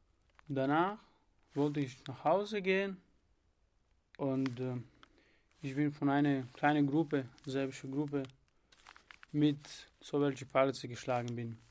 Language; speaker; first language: German; non-native, fluent; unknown